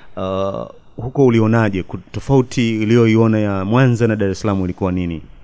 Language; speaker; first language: Swahili; native; Swahili